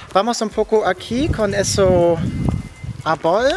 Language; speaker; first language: Spanish; non-native, learner; German